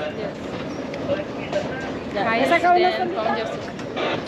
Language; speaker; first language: English; non-native, learner; Portuguese